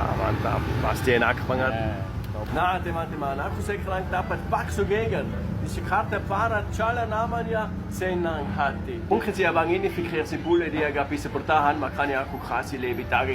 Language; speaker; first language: Indonesian; non-native, fluent; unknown